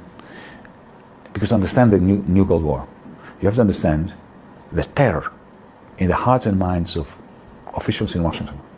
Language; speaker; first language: English; non-native, fluent; Greek